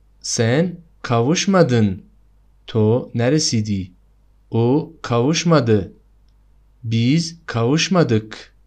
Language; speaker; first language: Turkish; non-native, fluent; Persian